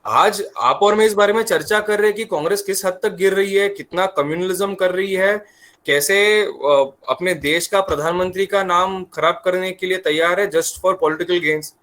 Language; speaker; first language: Hindi; non-native, local second language; Marathi